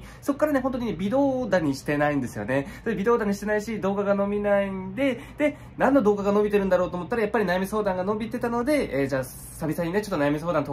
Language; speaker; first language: Japanese; native; Japanese